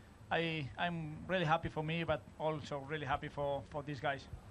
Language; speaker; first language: English; non-native, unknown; Spanish